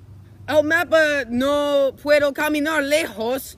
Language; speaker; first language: Spanish; non-native, learner; English